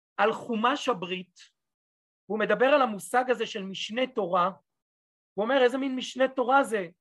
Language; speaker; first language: Hebrew; native; Hebrew